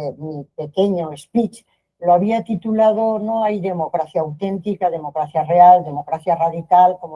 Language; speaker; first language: Spanish; native; Spanish